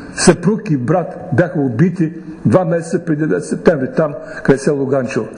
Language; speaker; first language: Bulgarian; native; Bulgarian